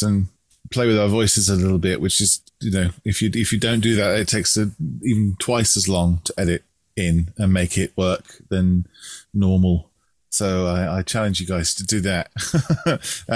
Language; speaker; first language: English; native; English